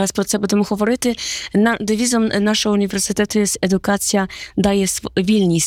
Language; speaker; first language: Polish; non-native, learner; Ukrainian